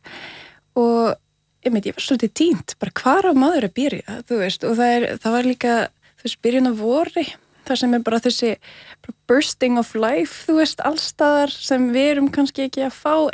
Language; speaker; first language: Icelandic; non-native, fluent; French